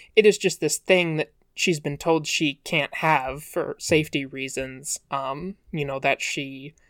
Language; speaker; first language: English; native; English